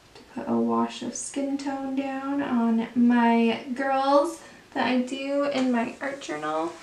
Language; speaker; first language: English; native; English